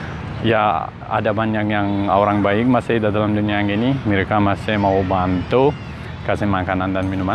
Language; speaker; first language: Indonesian; non-native, learner; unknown